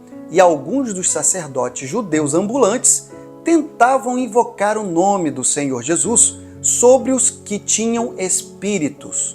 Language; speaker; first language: Portuguese; native; Portuguese